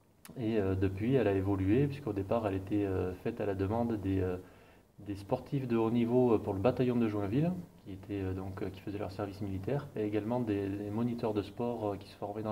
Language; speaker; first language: French; native; French